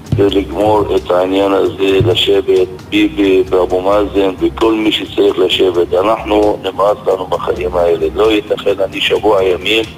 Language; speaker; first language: Hebrew; non-native, local second language; Arabic